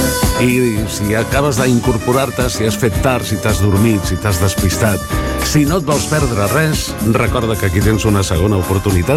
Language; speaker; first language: Catalan; native; Catalan